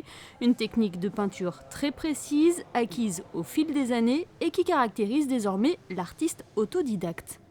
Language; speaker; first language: French; native; French